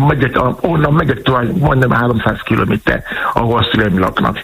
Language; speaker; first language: Hungarian; non-native, fluent; Yoruba